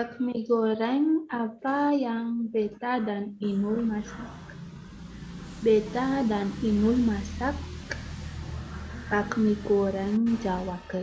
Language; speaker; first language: Indonesian; non-native, fluent; Malagasy